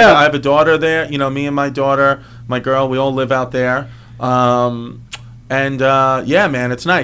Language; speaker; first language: English; native; English